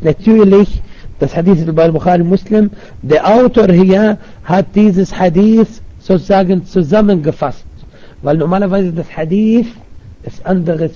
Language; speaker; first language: German; non-native, fluent; Arabic